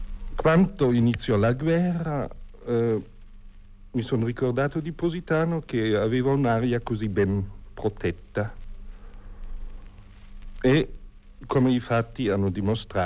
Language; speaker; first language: Italian; non-native, fluent; German